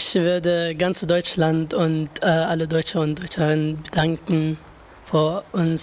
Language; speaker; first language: German; non-native, learner; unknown